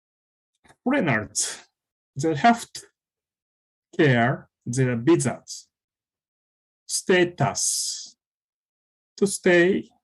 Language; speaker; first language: English; non-native, fluent; Japanese